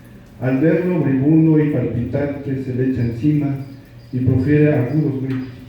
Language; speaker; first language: Spanish; native; Spanish